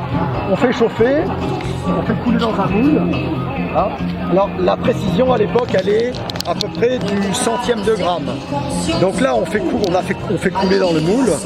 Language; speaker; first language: French; native; French